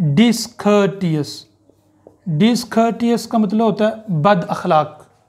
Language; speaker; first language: Urdu; native; Urdu